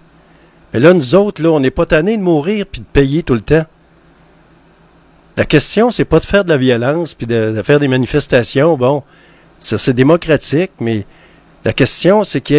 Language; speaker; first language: French; native; French